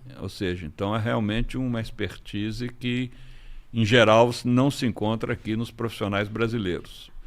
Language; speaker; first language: Portuguese; native; Portuguese